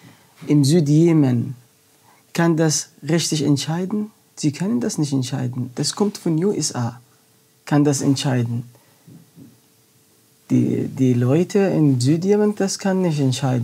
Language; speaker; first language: German; non-native, learner; Arabic